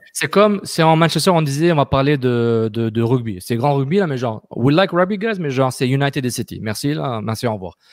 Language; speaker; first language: French; native; French